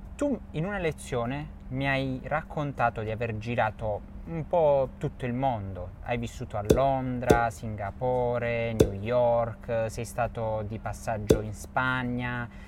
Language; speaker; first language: Italian; native; Italian